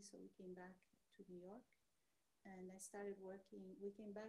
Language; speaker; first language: English; non-native, fluent; Arabic